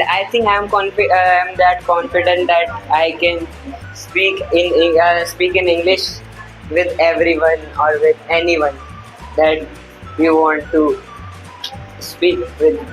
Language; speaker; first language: English; non-native, learner; Hindi